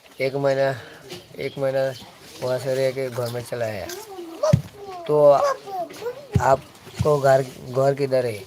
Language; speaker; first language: Hindi; non-native, local second language; Bangla